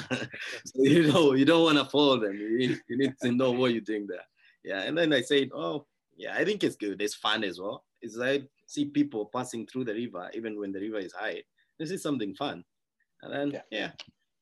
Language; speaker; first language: English; non-native, local second language; Kikuyu